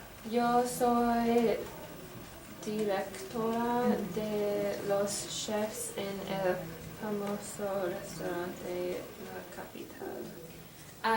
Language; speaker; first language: Spanish; non-native, learner; English